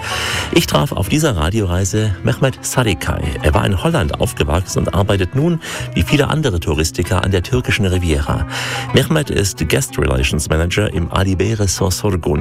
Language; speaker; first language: German; native; German